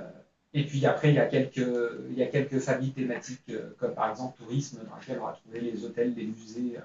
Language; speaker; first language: French; native; French